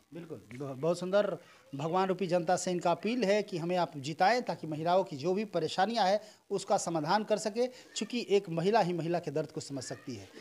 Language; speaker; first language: Hindi; native; Hindi